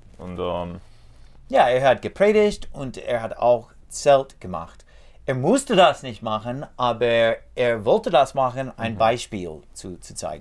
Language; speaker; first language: German; non-native, learner; English